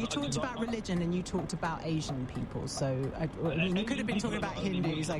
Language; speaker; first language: English; native; English